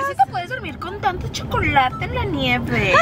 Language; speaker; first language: Spanish; native; Spanish